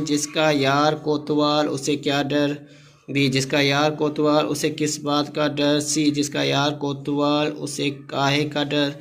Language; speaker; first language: Urdu; non-native, local second language; Sindhi